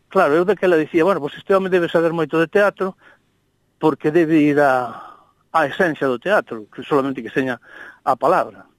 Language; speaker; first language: Galician; non-native, local second language; Spanish